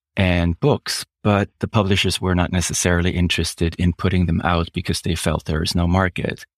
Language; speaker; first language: English; non-native, fluent; German